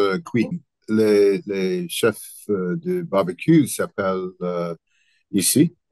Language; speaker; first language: French; non-native, learner; English